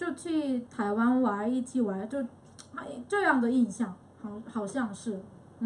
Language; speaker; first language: Chinese; non-native, fluent; Korean